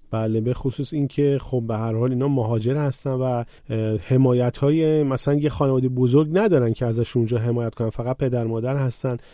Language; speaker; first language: Persian; native; Persian